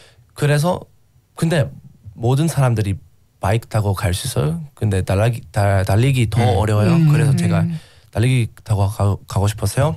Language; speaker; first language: Korean; non-native, learner; English